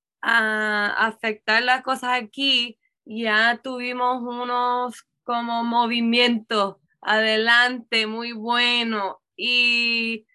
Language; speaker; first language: Spanish; non-native, learner; English